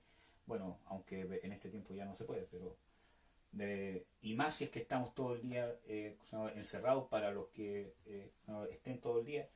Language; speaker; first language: Spanish; native; Spanish